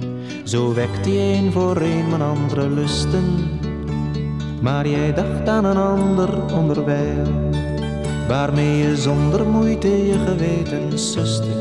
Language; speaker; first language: Dutch; native; Dutch